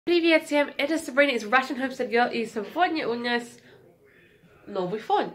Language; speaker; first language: Russian; non-native, fluent; English